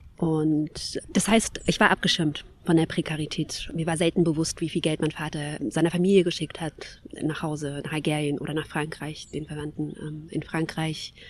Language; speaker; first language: German; early bilingual, other home language; Kabyle